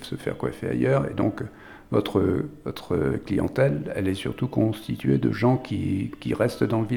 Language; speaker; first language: French; native; French